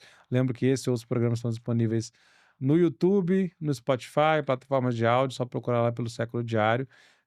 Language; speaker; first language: Portuguese; native; Portuguese